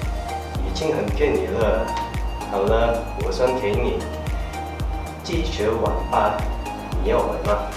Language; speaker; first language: Chinese; non-native, learner; Indonesian